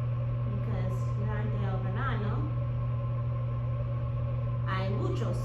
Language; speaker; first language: Spanish; non-native, fluent; English